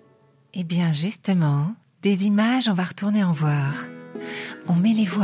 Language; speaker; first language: French; native; French